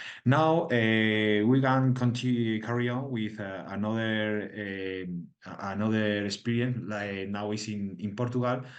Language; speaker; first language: English; non-native, learner; Spanish